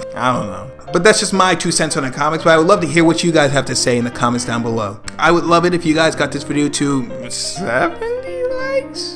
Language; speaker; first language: English; native; English